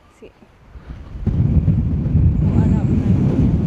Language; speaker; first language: Spanish; non-native, learner; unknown